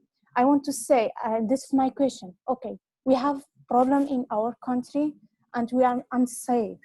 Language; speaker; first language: English; non-native, learner; Kurdish